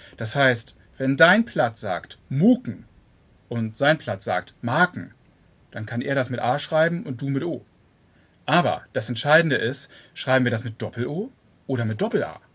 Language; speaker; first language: German; native; German